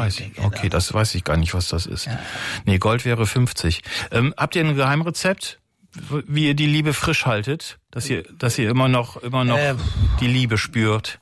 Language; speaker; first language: German; native; German